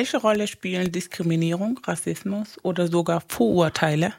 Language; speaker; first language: German; non-native, fluent; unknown